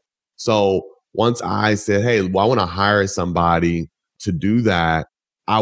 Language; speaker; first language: English; native; English